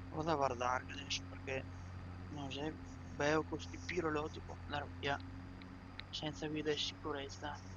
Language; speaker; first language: Italian; native; Italian